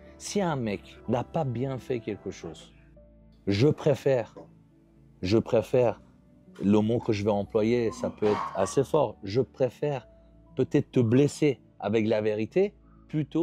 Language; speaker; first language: French; native; French